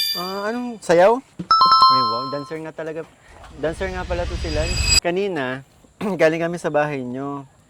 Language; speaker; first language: Filipino; native; Filipino